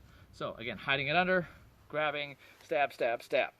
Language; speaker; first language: English; native; English